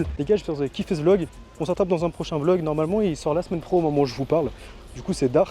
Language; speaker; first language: French; native; French